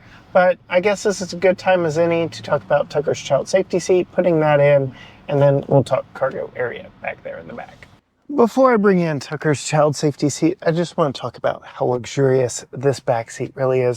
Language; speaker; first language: English; native; English